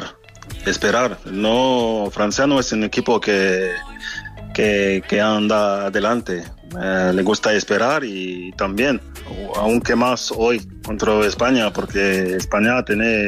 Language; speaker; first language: Spanish; non-native, fluent; French